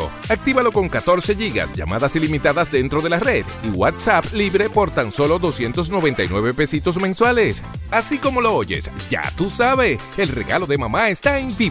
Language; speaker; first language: Spanish; native; Spanish